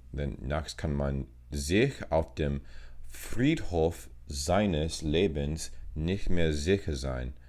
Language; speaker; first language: German; non-native, learner; English